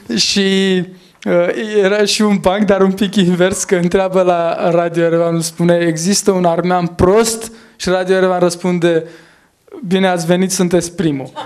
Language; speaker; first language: Romanian; non-native, fluent; Armenian